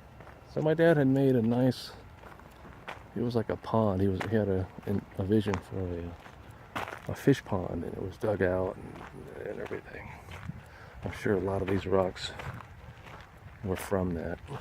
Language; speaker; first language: English; native; English